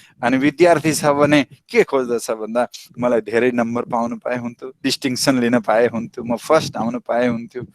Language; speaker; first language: Nepali; native; Nepali